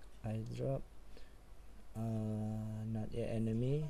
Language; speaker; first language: English; non-native, learner; Indonesian